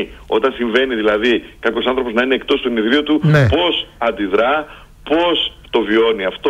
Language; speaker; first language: Greek; native; Greek